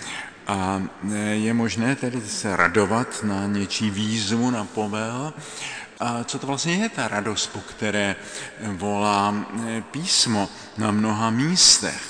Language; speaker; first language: Czech; native; Czech